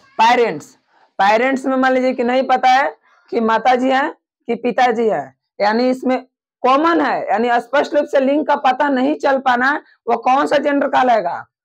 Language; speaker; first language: Hindi; native; Hindi